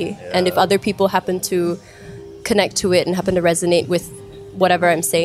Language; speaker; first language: English; native; English